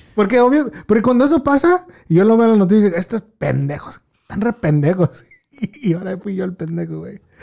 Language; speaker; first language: Spanish; early bilingual, heritage; Spanish